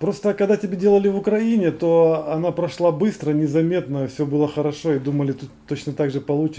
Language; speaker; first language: Russian; native; Russian